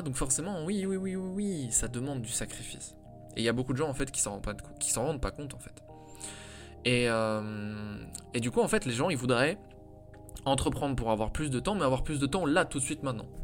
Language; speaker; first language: French; native; French